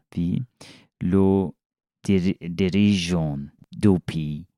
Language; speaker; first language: French; non-native, learner; Persian